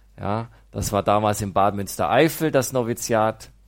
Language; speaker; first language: German; native; German